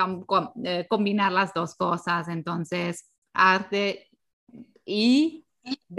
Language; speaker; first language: Spanish; non-native, fluent; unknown